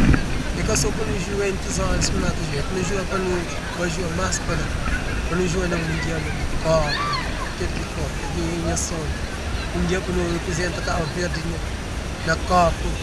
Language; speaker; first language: Portuguese; non-native, learner; Kabuverdianu